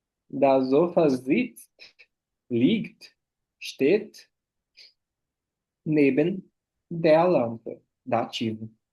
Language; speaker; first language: German; non-native, fluent; Portuguese